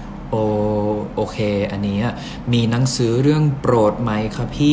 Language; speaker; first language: Thai; early bilingual, other home language; English